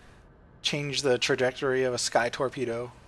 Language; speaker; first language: English; native; English